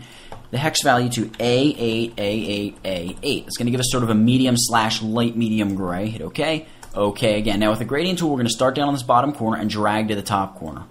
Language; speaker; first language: English; native; English